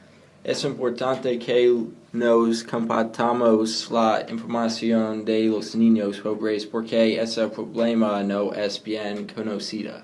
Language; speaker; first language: Spanish; non-native, learner; English